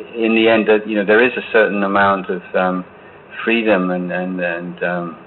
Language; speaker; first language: English; native; English